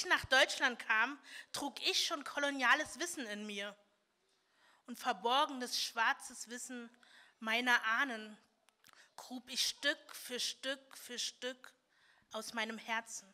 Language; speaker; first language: German; early bilingual, other home language; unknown